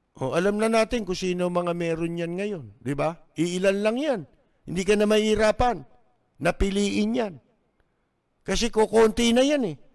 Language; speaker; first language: Filipino; native; Filipino